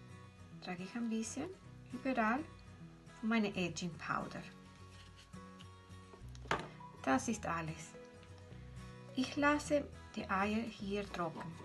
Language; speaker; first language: German; non-native, fluent; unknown